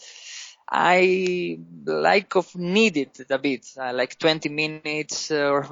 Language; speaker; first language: English; non-native, fluent; Spanish